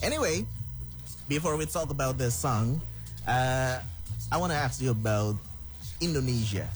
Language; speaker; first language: English; non-native, fluent; Indonesian